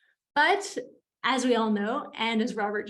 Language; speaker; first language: English; native; English